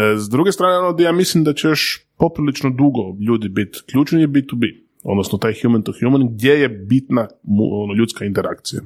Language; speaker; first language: Croatian; native; Croatian